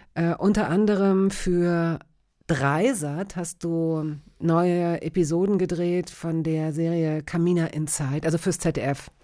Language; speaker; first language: German; native; German